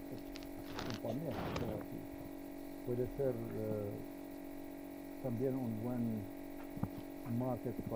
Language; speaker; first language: Spanish; non-native, learner; Slovenian